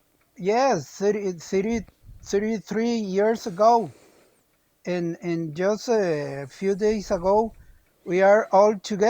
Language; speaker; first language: English; non-native, learner; Spanish